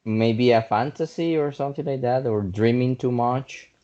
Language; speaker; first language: English; non-native, fluent; Spanish